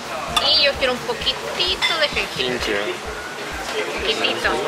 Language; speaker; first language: Spanish; native; Spanish